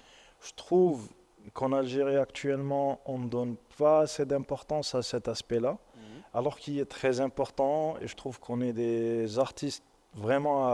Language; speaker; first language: French; non-native, local second language; Arabic